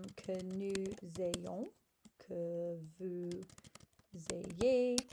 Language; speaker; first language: French; non-native, fluent; English